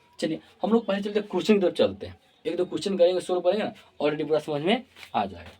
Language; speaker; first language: Hindi; native; Hindi